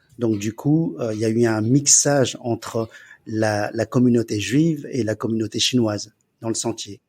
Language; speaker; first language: French; early bilingual, other home language; Chinese